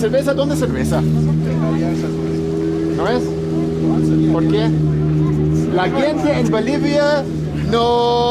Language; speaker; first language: Spanish; non-native, learner; English